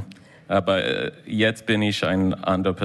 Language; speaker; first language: German; non-native, learner; English